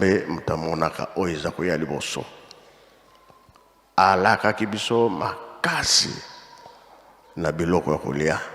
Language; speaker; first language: Lingala; non-native, local second language; Kongo